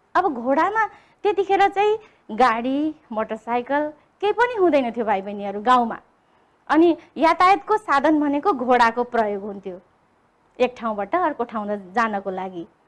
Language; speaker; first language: Nepali; native; Nepali